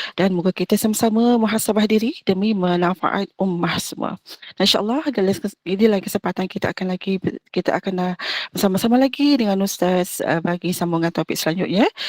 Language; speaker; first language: Malay; native; Malay